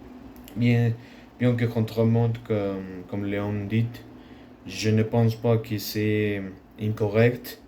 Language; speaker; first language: French; non-native, learner; Spanish